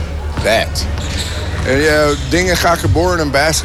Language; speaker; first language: Dutch; non-native, learner; English